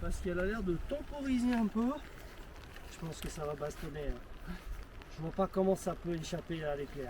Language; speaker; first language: French; native; French